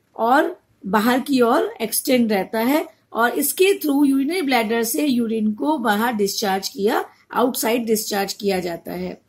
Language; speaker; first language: Hindi; native; Hindi